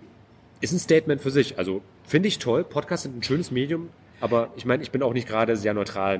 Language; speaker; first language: German; native; German